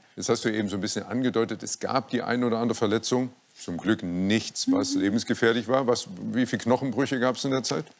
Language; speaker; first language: German; native; German